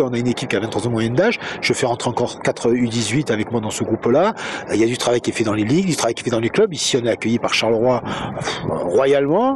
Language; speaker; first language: French; native; French